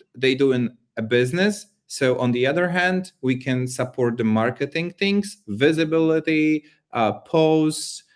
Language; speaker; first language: English; non-native, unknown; Polish